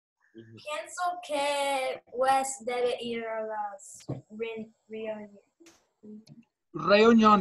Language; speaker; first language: Spanish; non-native, learner; English